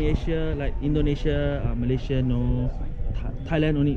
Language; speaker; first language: English; non-native, learner; Cantonese